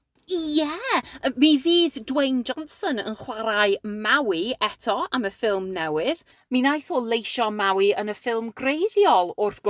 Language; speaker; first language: Welsh; non-native, learner; English